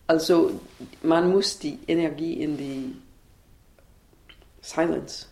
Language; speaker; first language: German; non-native, learner; English